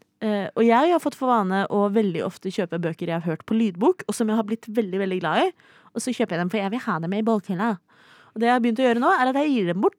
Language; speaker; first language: Norwegian; native; Norwegian